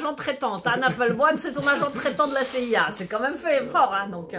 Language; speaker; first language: French; early bilingual, other home language; Polish